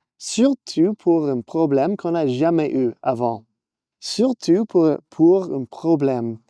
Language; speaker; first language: French; non-native, fluent; English